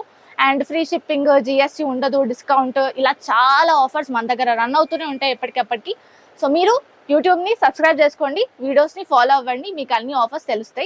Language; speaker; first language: Telugu; native; Telugu